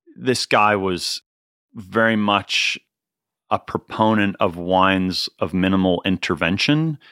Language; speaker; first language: English; native; English